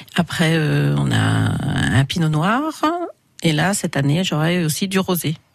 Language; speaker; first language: French; native; French